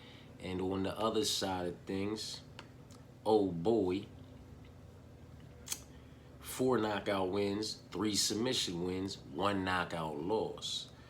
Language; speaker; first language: English; native; English